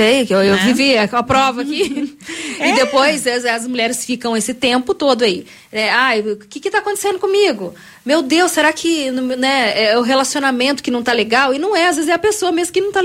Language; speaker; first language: Portuguese; native; Portuguese